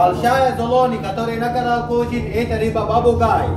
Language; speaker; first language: Russian; non-native, learner; Arabic